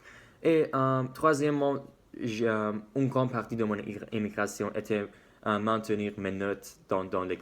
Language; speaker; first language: French; non-native, learner; Persian